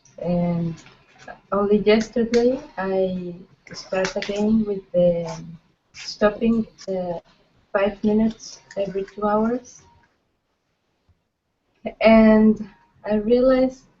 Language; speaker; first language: English; non-native, learner; Spanish